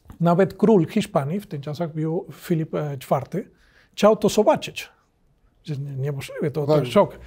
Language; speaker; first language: Polish; non-native, learner; Spanish